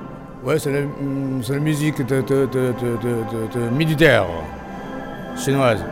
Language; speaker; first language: French; non-native, learner; Chinese